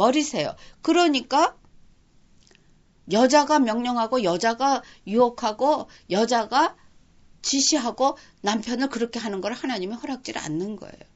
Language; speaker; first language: Korean; native; Korean